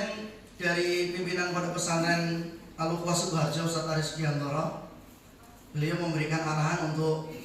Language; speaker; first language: Indonesian; native; Indonesian